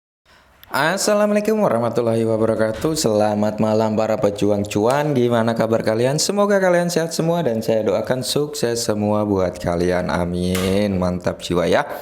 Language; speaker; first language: Indonesian; native; Indonesian